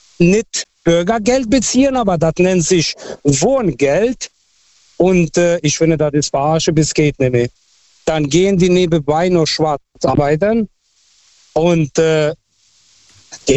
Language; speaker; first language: German; non-native, fluent; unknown